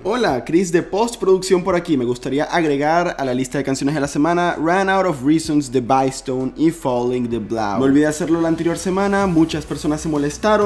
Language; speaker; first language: Spanish; native; Spanish